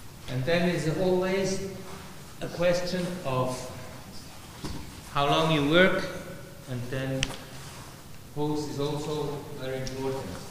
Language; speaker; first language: English; non-native, learner; German